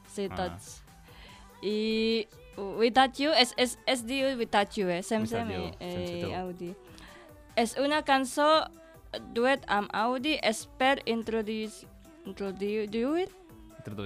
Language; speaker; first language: Catalan; non-native, learner; Indonesian